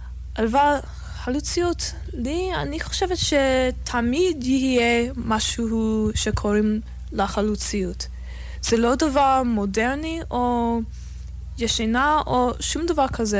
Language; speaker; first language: Hebrew; non-native, fluent; English